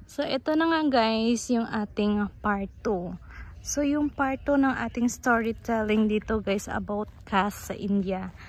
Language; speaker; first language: Filipino; native; Filipino